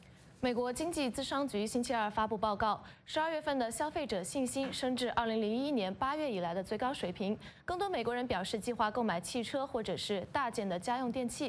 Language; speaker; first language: Chinese; native; Chinese